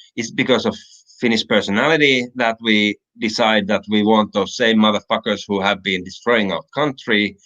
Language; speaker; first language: English; non-native, fluent; Finnish